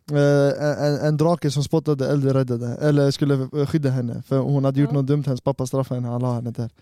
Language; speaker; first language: Swedish; early bilingual, other home language; Arabic